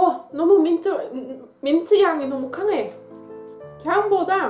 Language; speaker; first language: Korean; non-native, fluent; Dutch